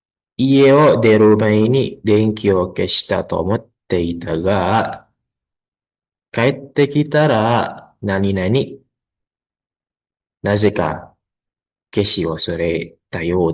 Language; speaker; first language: Japanese; non-native, learner; Indonesian